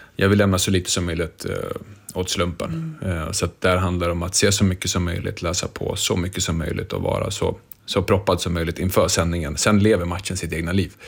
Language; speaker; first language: Swedish; early bilingual, other home language; Bosnian